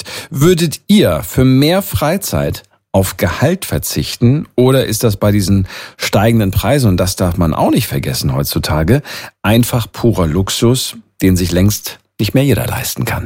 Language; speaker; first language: German; native; German